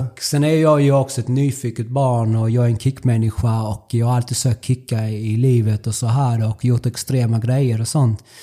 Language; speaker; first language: Swedish; early bilingual, other home language; Spanish